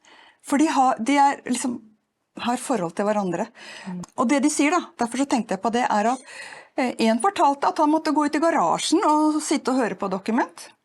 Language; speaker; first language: Norwegian; native; Norwegian